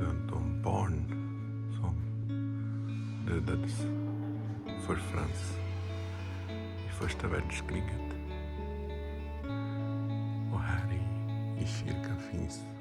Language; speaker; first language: Swedish; non-native, fluent; Portuguese